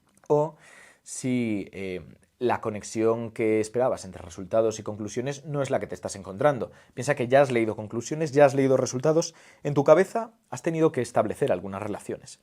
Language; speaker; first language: Spanish; native; Spanish